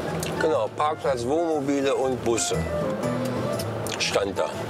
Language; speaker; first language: German; native; German